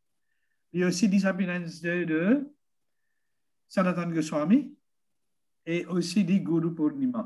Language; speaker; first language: French; non-native, learner; Morisyen